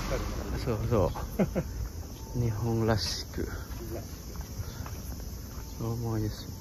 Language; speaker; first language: Japanese; non-native, learner; Lao